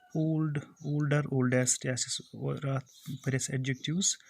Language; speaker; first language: English; non-native, local second language; Kashmiri